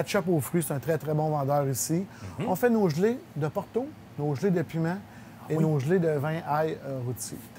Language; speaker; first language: French; native; French